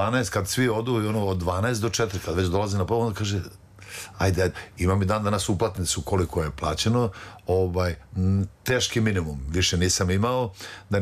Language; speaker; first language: Serbian; native; Serbian